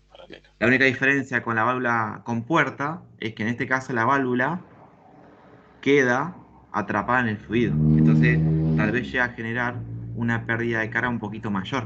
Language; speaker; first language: Spanish; native; Spanish